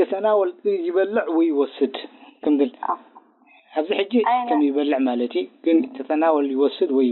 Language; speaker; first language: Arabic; non-native, fluent; Tigrinya